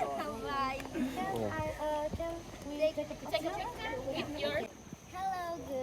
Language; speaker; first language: English; non-native, learner; Indonesian